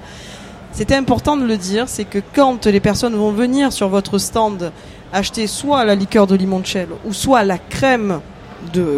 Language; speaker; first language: French; native; French